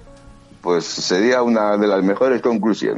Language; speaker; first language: Spanish; native; Spanish